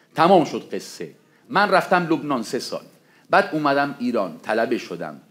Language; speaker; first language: Persian; non-native, fluent; Spanish